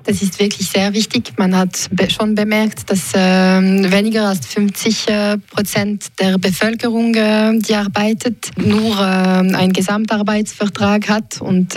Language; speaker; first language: German; non-native, local second language; French